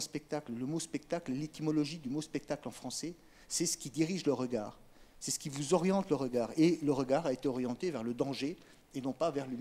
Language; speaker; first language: French; native; French